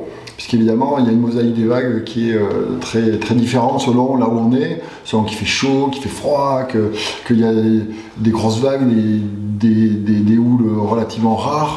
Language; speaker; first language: French; native; French